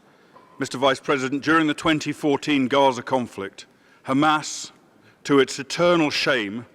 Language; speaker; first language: English; native; English